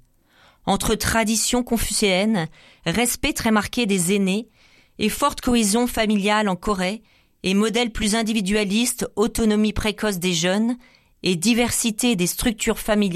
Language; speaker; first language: French; native; French